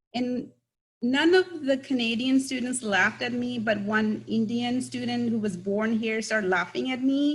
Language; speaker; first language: English; non-native, local second language; Punjabi